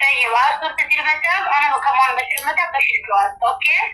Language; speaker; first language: Arabic; non-native, learner; Amharic